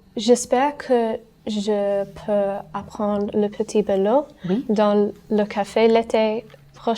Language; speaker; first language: French; non-native, learner; English